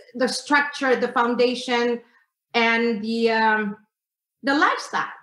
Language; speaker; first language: English; non-native, fluent; Indonesian